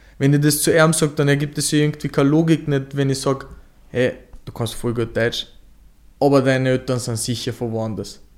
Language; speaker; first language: German; native; German